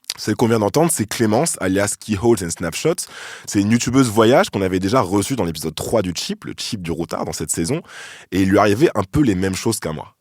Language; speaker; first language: French; native; French